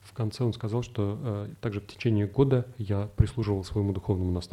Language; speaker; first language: Russian; native; Russian